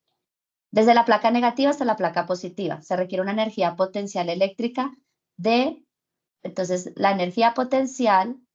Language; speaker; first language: Spanish; native; Spanish